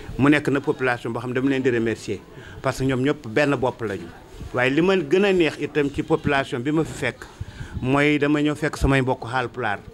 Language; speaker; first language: Wolof; non-native, local second language; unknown